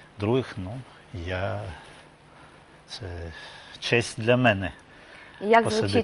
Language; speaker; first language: Ukrainian; non-native, local second language; Russian